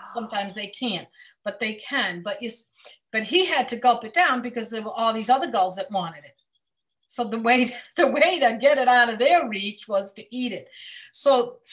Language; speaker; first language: English; native; English